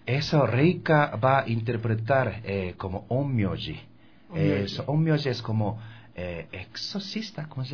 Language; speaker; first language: Spanish; non-native, learner; Japanese